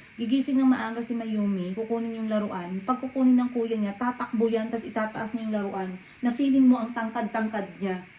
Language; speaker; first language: Filipino; non-native, local second language; Cebuano